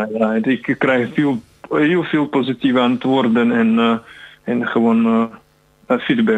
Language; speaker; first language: Dutch; non-native, learner; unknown